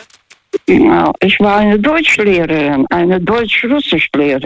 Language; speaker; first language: German; non-native, fluent; Russian